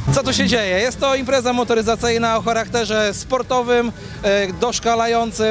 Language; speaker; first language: Polish; native; Polish